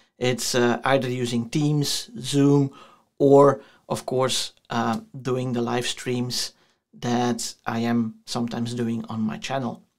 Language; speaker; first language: English; non-native, fluent; Dutch